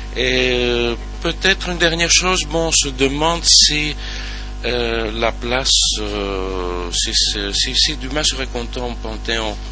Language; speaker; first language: French; non-native, fluent; Greek